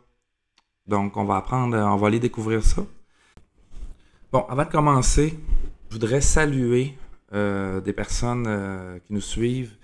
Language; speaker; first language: French; native; French